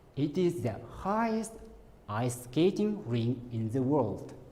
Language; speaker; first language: English; non-native, fluent; Kazakh